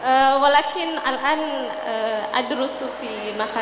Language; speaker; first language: Arabic; non-native, learner; Indonesian